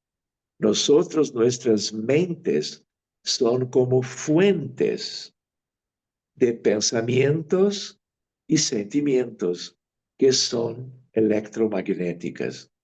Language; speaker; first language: Spanish; non-native, fluent; Portuguese